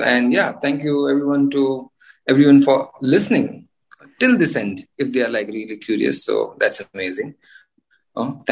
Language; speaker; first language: English; non-native, local second language; Gujarati